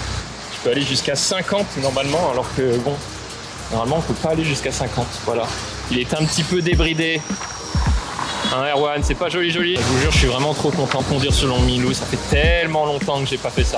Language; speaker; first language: French; native; French